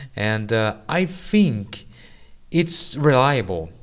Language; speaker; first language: English; non-native, fluent; Portuguese